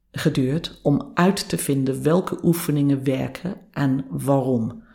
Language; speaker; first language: Dutch; non-native, fluent; English